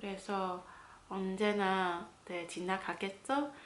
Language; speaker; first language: Korean; non-native, fluent; Cantonese